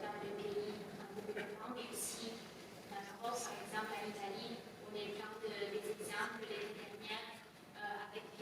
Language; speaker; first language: French; non-native, learner; Italian